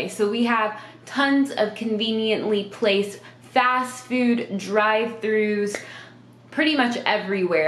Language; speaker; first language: English; native; English